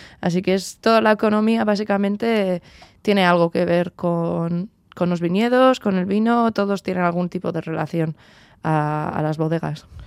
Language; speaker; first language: Spanish; early bilingual, heritage; Spanish